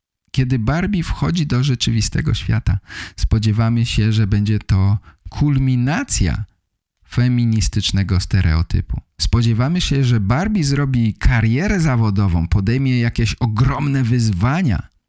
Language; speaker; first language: Polish; native; Polish